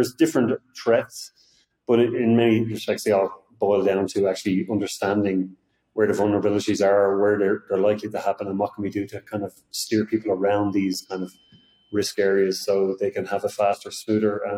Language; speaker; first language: English; native; English